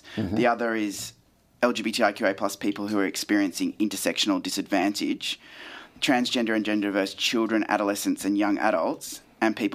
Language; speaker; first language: English; native; English